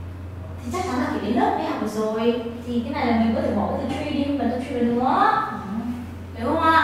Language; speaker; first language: Chinese; non-native, fluent; Vietnamese